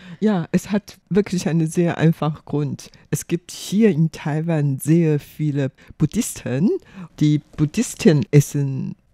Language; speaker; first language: German; non-native, fluent; Chinese